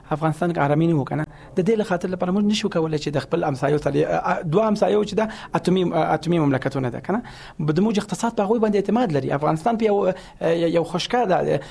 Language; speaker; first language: Pashto; non-native, local second language; Persian